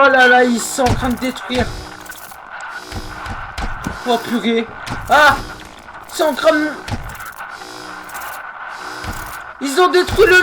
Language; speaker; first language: French; native; French